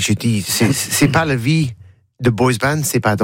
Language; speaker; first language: French; non-native, learner; English